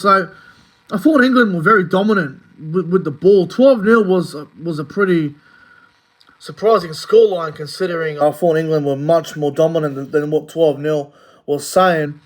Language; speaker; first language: English; native; English